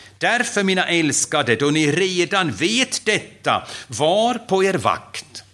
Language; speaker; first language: Swedish; non-native, fluent; German